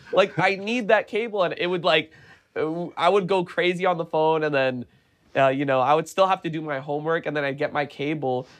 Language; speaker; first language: English; native; English